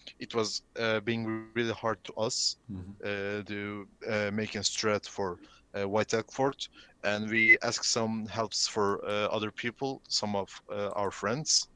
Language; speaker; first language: English; non-native, learner; Turkish